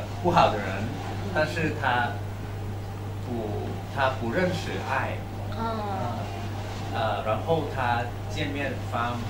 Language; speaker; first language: Chinese; non-native, learner; Thai